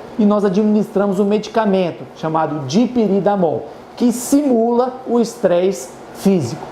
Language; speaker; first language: Portuguese; native; Portuguese